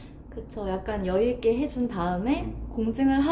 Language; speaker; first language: Korean; native; Korean